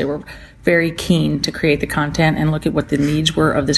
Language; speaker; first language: English; native; English